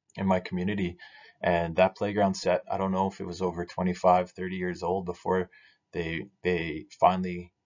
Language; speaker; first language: English; native; English